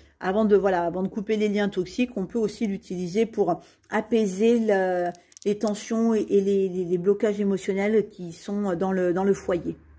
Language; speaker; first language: French; native; French